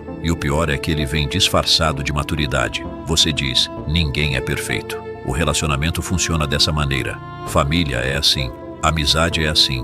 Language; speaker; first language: Portuguese; native; Portuguese